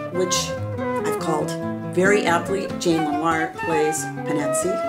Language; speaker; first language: English; native; English